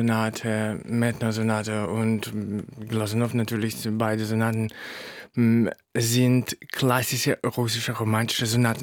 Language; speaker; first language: German; non-native, fluent; Russian